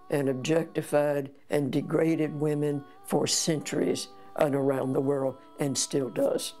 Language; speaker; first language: English; native; English